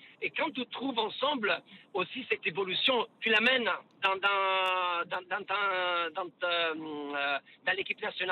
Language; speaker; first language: French; non-native, fluent; Italian